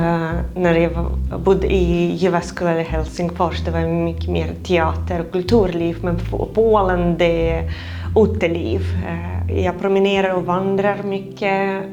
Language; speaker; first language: Swedish; non-native, fluent; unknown